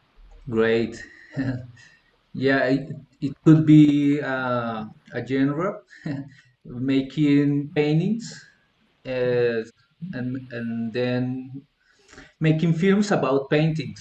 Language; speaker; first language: English; non-native, learner; Spanish